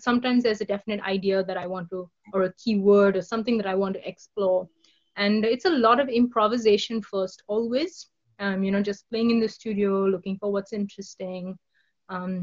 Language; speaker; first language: English; non-native, local second language; Bangla